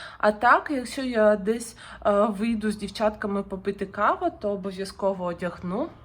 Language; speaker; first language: Ukrainian; non-native, local second language; Russian